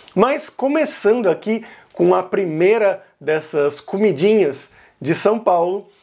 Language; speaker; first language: Portuguese; native; Portuguese